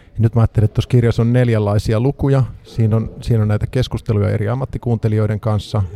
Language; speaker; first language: Finnish; native; Finnish